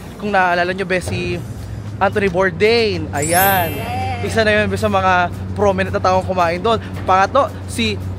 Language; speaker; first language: Filipino; native; Filipino